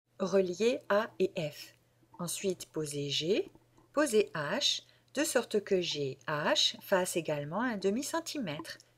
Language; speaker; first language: French; native; French